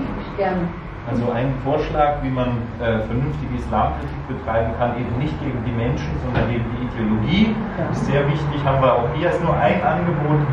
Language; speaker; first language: German; native; German